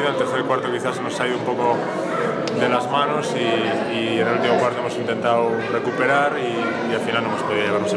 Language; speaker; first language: Spanish; native; Spanish